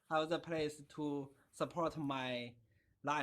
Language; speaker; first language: English; non-native, learner; Chinese